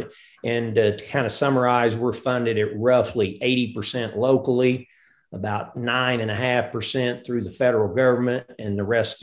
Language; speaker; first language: English; native; English